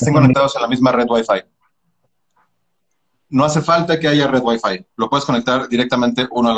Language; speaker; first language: Spanish; native; Spanish